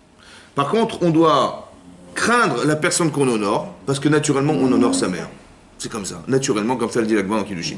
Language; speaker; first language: French; native; French